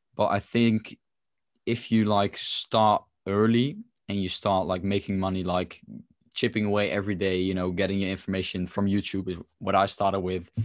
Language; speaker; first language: English; non-native, fluent; Dutch